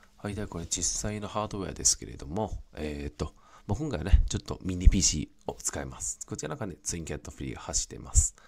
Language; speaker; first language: Japanese; non-native, fluent; Cantonese